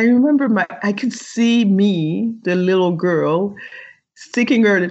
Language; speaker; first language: English; early bilingual, other home language; French